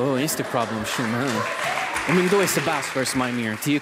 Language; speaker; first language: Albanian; non-native, learner; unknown